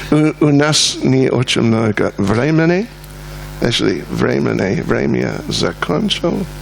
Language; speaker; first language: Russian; non-native, learner; English